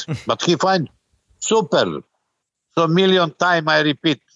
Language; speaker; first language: English; non-native, learner; Serbian